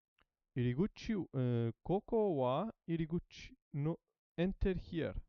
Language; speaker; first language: Japanese; non-native, learner; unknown